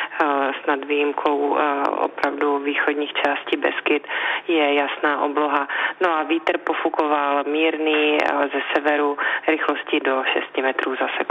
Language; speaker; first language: Czech; native; Czech